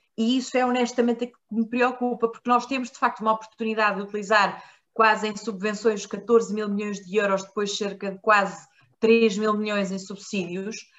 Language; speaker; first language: Portuguese; native; Portuguese